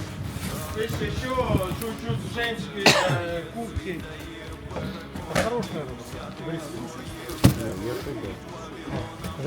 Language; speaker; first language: Russian; non-native, fluent; Estonian